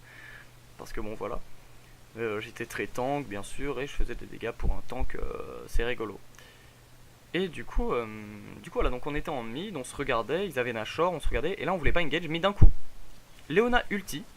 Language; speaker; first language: French; native; French